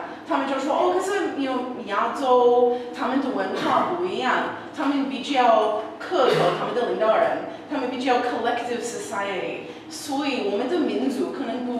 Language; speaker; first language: Chinese; non-native, learner; English